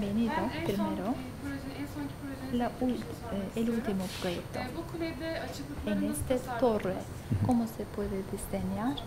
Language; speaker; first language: Spanish; non-native, learner; Turkish